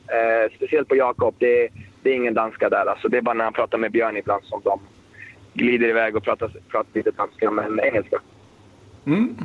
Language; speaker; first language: Swedish; native; Swedish